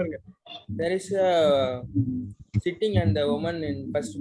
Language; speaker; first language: English; non-native, learner; Tamil